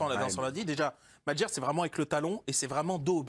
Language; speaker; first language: French; native; French